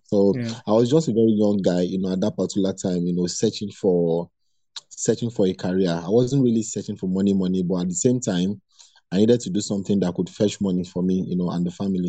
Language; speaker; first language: English; non-native, local second language; Igbo